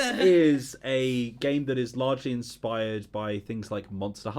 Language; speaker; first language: English; native; English